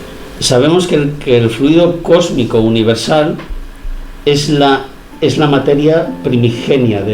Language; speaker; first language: Spanish; native; Spanish